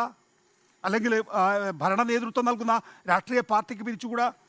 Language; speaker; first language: Malayalam; native; Malayalam